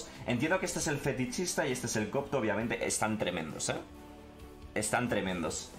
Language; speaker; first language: Spanish; native; Spanish